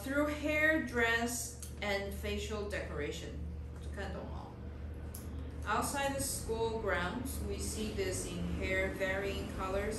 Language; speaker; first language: English; non-native, fluent; Chinese